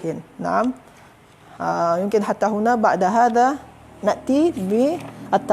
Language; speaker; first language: Arabic; non-native, fluent; Malay